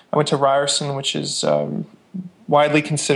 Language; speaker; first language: English; native; English